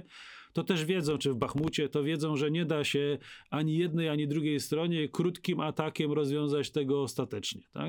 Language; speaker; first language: Polish; native; Polish